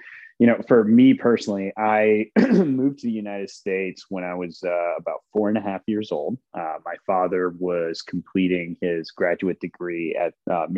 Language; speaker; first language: English; early bilingual, other home language; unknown